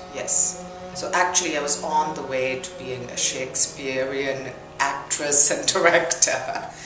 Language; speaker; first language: English; non-native, local second language; Urdu